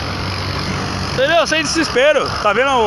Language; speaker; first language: Portuguese; native; Portuguese